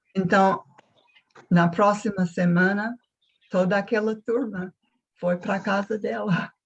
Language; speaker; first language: Portuguese; non-native, fluent; English